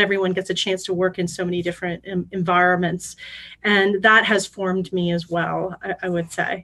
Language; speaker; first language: English; native; English